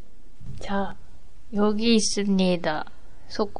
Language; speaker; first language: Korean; non-native, learner; Japanese